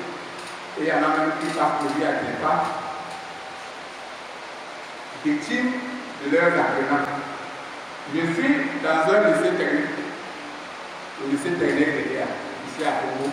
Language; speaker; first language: French; non-native, local second language; Basaa